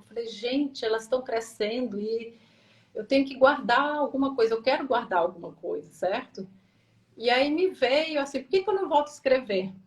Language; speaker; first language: Portuguese; native; Portuguese